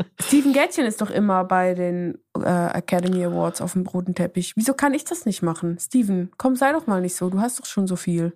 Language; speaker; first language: German; native; German